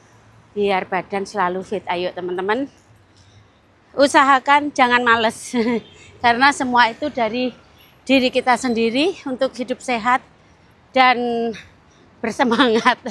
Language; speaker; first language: Indonesian; non-native, local second language; Javanese